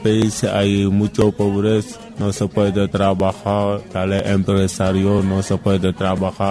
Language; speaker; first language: Spanish; non-native, learner; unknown